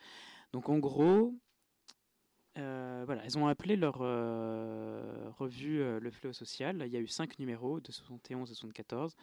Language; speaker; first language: French; native; French